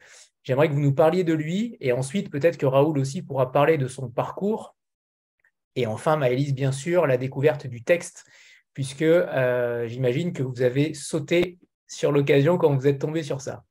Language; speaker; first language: French; native; French